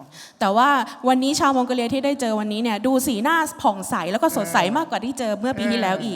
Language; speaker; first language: Thai; native; Thai